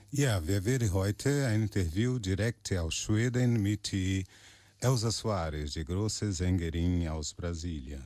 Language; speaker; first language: German; non-native, learner; Portuguese